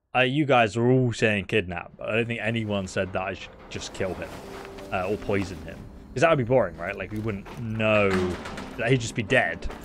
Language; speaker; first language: English; native; English